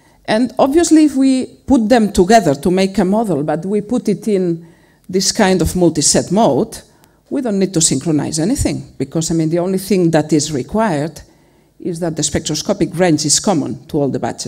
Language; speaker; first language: English; non-native, fluent; Spanish